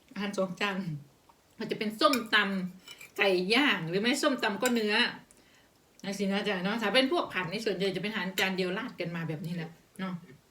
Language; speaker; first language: Thai; native; Thai